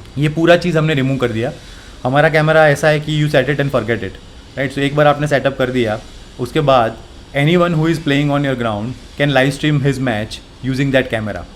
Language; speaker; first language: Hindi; non-native, local second language; Gujarati